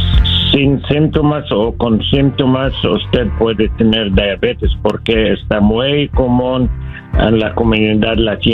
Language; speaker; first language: Spanish; non-native, learner; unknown